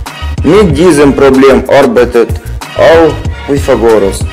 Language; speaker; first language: German; non-native, learner; Russian